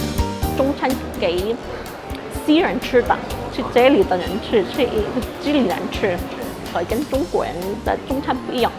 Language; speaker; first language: Chinese; early bilingual, heritage; Chinese